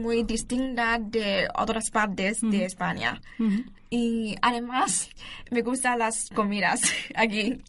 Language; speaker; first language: Spanish; non-native, learner; Chinese